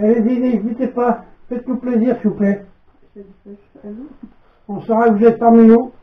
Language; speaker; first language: French; native; French